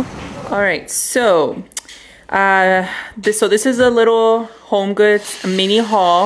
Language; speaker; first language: English; early bilingual, other home language; Spanish